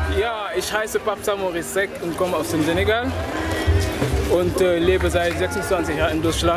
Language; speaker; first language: German; non-native, fluent; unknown